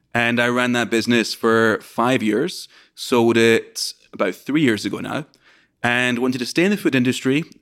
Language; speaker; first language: English; native; English